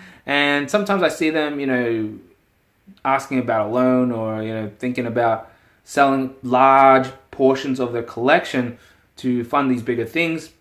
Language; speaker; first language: English; native; English